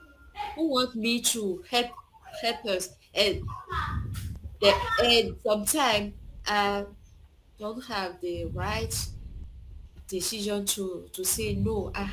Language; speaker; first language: English; non-native, learner; French